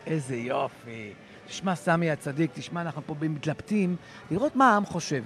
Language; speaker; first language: Hebrew; native; Hebrew